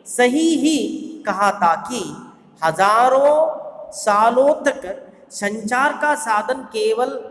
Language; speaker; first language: Hindi; non-native, local second language; Kannada